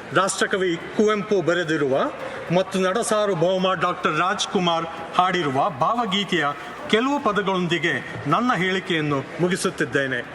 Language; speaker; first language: Kannada; native; Kannada